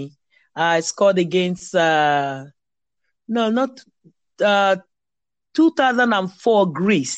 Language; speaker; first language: English; non-native, local second language; Igbo